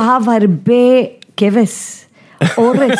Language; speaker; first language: Hebrew; non-native, fluent; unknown